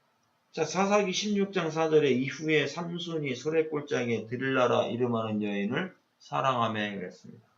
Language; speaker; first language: Korean; native; Korean